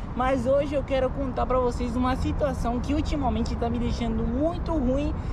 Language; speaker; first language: Portuguese; non-native, fluent; Spanish